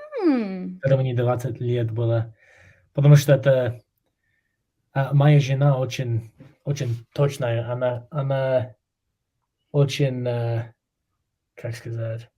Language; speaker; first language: Russian; non-native, learner; English